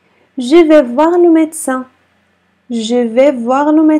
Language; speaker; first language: French; non-native, fluent; Arabic